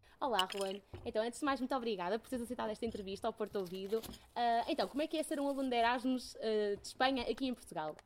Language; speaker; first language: Portuguese; native; Portuguese